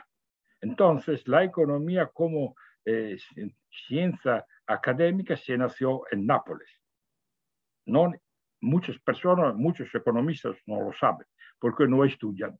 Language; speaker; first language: Spanish; non-native, fluent; Italian